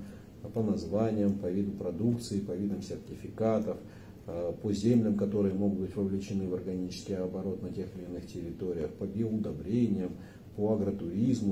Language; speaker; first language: Russian; native; Russian